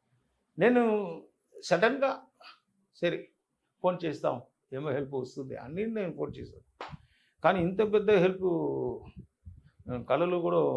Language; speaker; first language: Telugu; non-native, local second language; Tamil